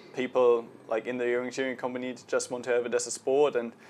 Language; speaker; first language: English; non-native, fluent; German